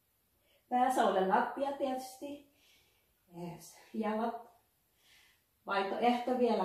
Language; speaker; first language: Finnish; non-native, learner; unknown